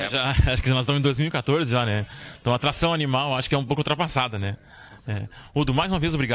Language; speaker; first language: Portuguese; native; Portuguese